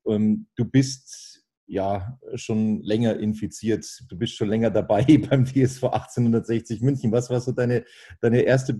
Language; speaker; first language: German; native; German